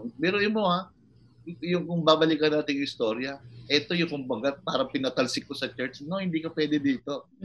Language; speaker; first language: Filipino; native; Filipino